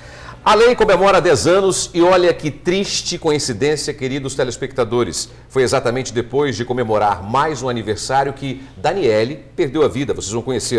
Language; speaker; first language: Portuguese; native; Portuguese